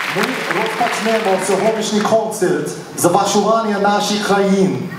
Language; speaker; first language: Ukrainian; non-native, learner; English